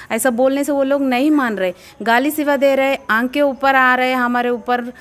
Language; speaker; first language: Hindi; non-native, local second language; Telugu